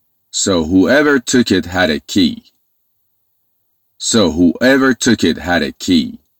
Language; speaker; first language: English; non-native, fluent; Persian